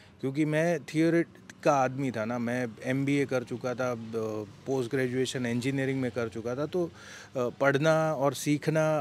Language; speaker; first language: Hindi; non-native, local second language; Gujarati